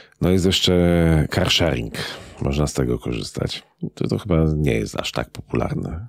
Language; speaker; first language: Polish; native; Polish